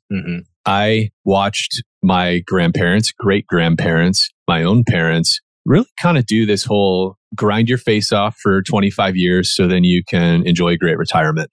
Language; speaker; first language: English; native; English